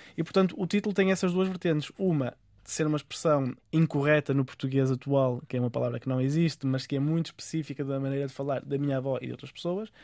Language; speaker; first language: Portuguese; native; Portuguese